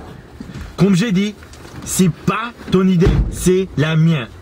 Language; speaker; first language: French; non-native, learner; English